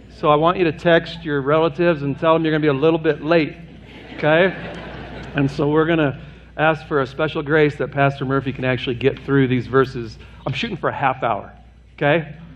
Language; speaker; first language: English; native; English